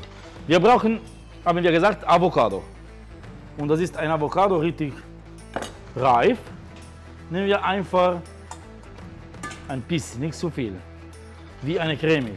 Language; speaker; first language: German; non-native, fluent; Italian